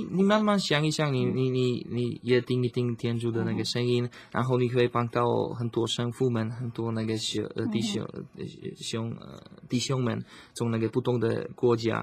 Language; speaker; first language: Chinese; non-native, learner; Slovak